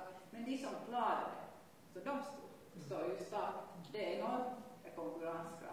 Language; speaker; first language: Swedish; non-native, local second language; Finnish